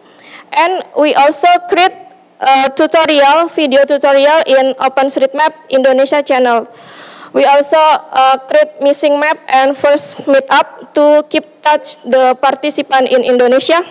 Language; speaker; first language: English; non-native, learner; Indonesian